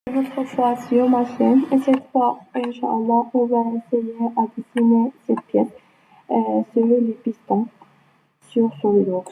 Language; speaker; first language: French; non-native, local second language; Arabic